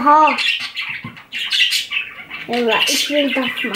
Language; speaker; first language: German; early bilingual, other home language; Turkish